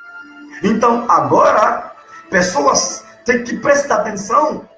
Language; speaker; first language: Portuguese; non-native, learner; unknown